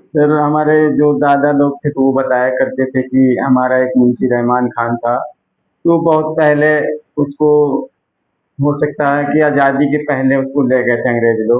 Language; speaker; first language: Hindi; native; Hindi